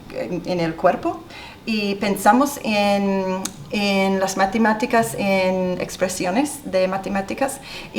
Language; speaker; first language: Spanish; non-native, fluent; English